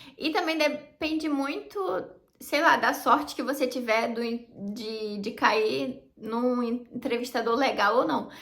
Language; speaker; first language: Portuguese; native; Portuguese